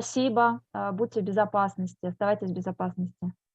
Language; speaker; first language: Russian; native; Russian